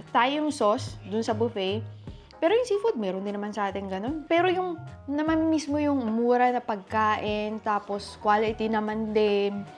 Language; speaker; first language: Filipino; native; Filipino